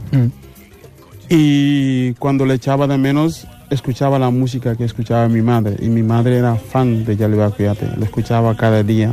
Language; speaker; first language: Spanish; non-native, fluent; Wolof